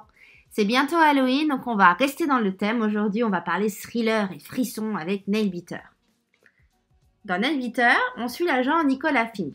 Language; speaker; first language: French; native; French